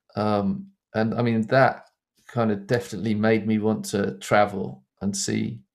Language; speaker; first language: English; native; English